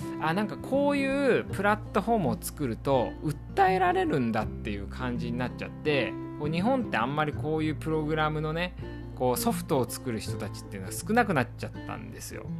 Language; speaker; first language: Japanese; native; Japanese